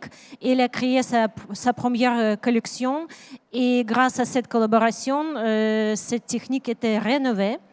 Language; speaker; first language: French; non-native, learner; Ukrainian